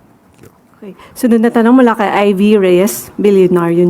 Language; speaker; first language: Filipino; native; Filipino